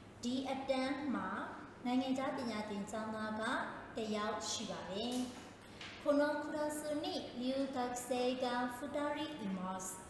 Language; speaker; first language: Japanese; non-native, fluent; Burmese